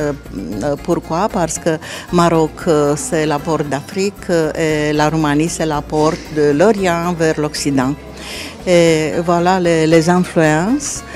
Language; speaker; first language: French; non-native, fluent; Romanian